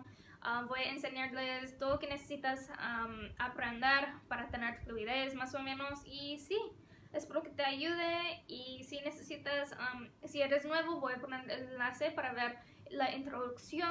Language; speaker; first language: Spanish; non-native, fluent; English